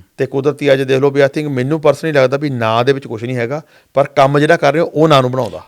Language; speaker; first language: Punjabi; native; Punjabi